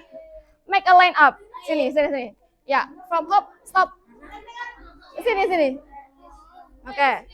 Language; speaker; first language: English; non-native, fluent; Indonesian